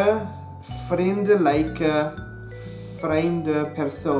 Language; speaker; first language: Dutch; non-native, learner; English